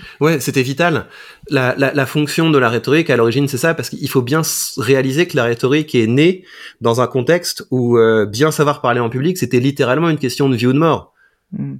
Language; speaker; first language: French; native; French